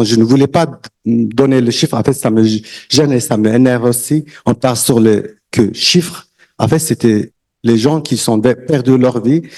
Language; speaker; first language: French; non-native, learner; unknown